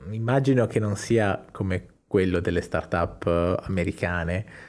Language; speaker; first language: Italian; native; Italian